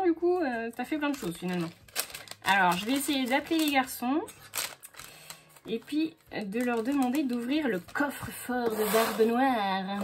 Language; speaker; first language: French; native; French